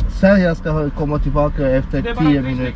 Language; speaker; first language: Swedish; non-native, learner; Turkish